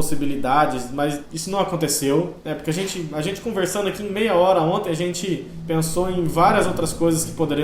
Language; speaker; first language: Portuguese; native; Portuguese